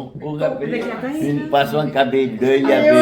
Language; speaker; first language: French; non-native, fluent; Spanish